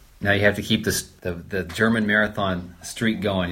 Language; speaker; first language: English; native; English